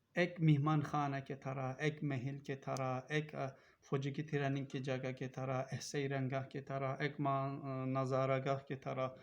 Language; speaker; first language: Urdu; non-native, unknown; Turkish